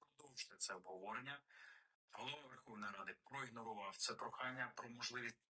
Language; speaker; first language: Ukrainian; native; Ukrainian